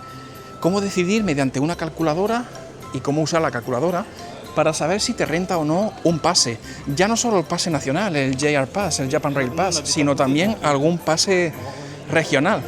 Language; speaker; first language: Spanish; native; Spanish